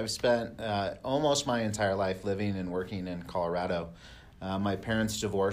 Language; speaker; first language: English; native; English